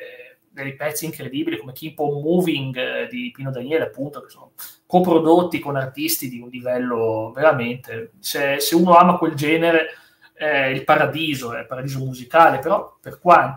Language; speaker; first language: Italian; native; Italian